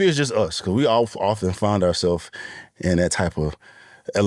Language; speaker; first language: English; native; English